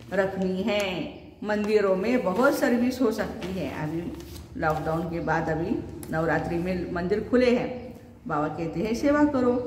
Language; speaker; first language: Hindi; non-native, local second language; Marathi